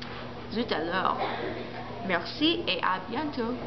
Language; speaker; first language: French; non-native, learner; English